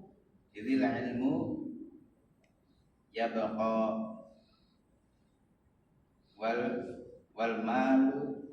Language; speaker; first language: Arabic; non-native, learner; Indonesian